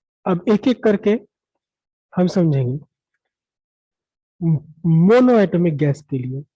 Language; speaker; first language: Hindi; native; Hindi